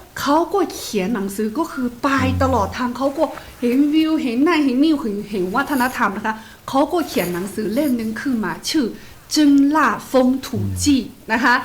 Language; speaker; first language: Thai; non-native, fluent; Chinese